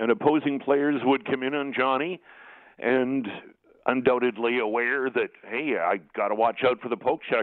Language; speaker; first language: English; native; English